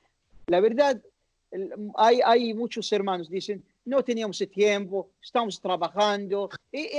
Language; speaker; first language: Spanish; non-native, learner; Arabic